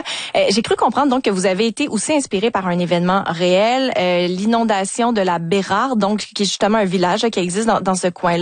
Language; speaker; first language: French; native; French